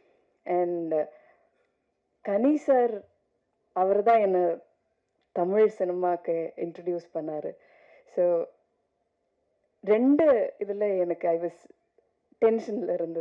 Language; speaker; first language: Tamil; non-native, fluent; Malayalam